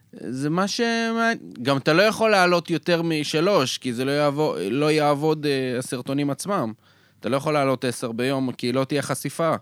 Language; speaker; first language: Hebrew; early bilingual, other home language; Russian